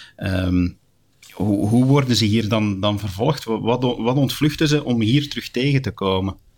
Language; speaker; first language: Dutch; native; Dutch